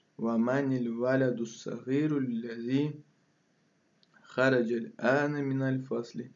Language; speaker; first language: Arabic; non-native, fluent; Russian